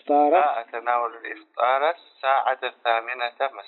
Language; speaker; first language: Arabic; non-native, learner; Tigrinya